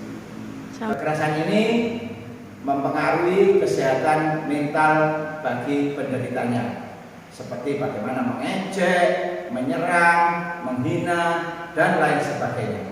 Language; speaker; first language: Indonesian; native; Indonesian